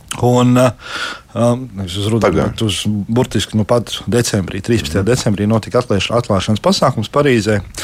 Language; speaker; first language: Latvian; native; Latvian